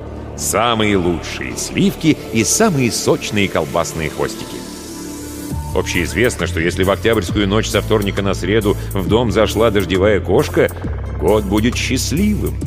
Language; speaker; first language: Russian; native; Russian